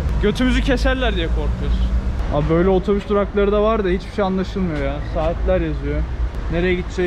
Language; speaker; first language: Turkish; native; Turkish